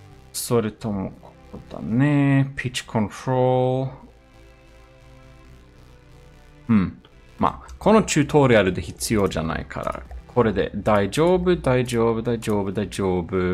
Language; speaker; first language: Japanese; non-native, learner; Swedish